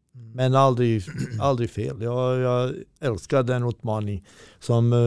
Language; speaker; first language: Swedish; non-native, learner; Bosnian